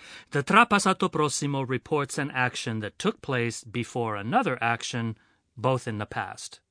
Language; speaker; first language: English; native; English